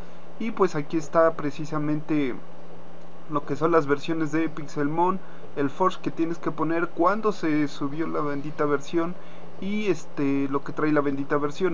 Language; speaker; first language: Spanish; native; Spanish